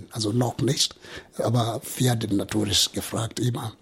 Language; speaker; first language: German; non-native, fluent; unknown